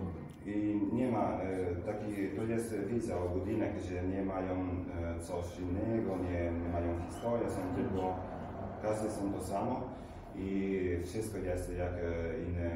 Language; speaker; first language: Polish; non-native, learner; Italian